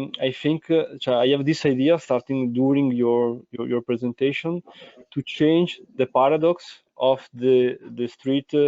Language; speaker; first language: English; non-native, fluent; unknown